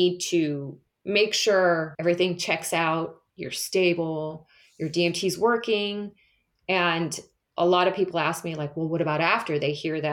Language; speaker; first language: English; native; English